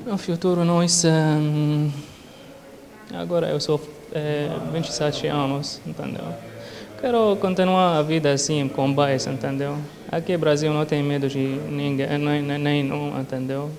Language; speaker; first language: Portuguese; non-native, learner; Arabic